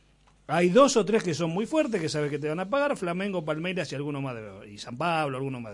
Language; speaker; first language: Spanish; native; Spanish